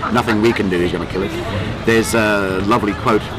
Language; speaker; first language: English; native; English